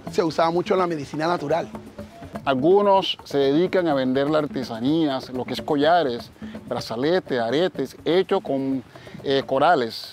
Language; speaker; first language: Spanish; native; Spanish